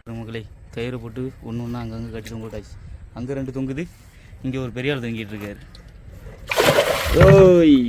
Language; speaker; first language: Tamil; native; Tamil